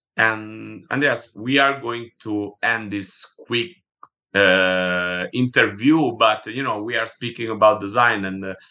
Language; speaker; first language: English; non-native, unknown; Italian